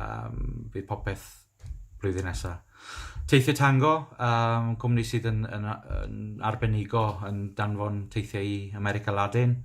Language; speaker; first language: Welsh; native; Welsh